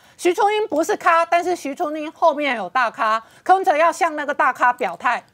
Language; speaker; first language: Chinese; native; Chinese